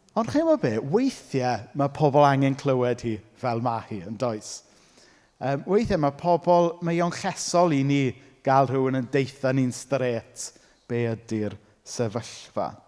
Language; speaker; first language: Welsh; native; Welsh